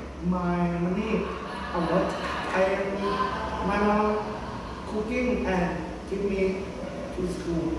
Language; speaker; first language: English; non-native, learner; Thai